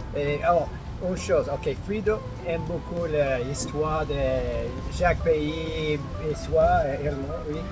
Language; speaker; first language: French; non-native, learner; English